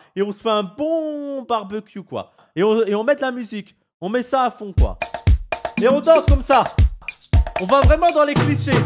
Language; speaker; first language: French; native; French